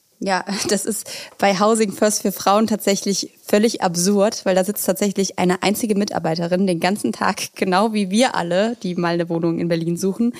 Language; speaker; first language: German; native; German